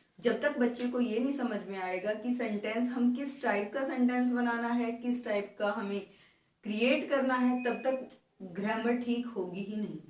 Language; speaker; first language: Hindi; native; Hindi